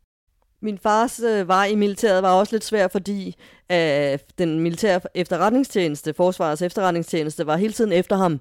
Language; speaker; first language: Danish; native; Danish